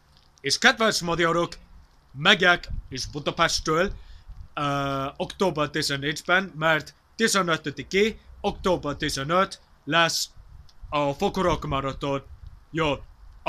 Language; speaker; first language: Welsh; non-native, learner; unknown